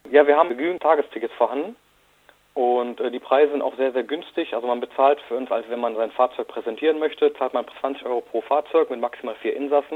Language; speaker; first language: German; native; German